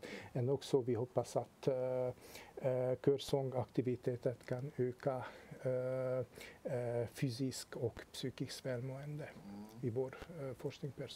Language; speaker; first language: Swedish; non-native, fluent; Hungarian